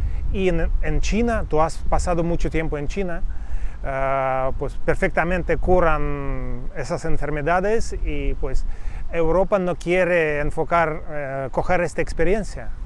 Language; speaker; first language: Spanish; non-native, fluent; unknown